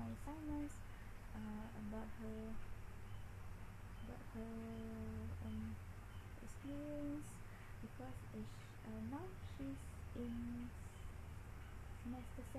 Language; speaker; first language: English; non-native, local second language; Malay